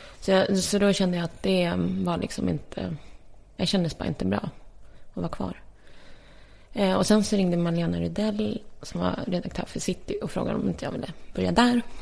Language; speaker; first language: Swedish; early bilingual, other home language; Polish